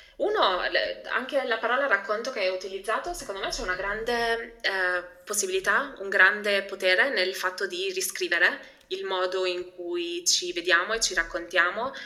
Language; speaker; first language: Italian; early bilingual, other home language; Albanian